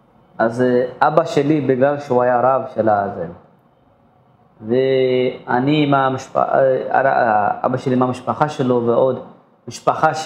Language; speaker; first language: Hebrew; non-native, fluent; Amharic